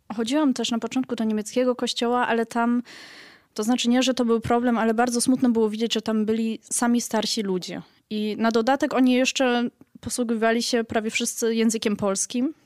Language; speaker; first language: Polish; early bilingual, heritage; Polish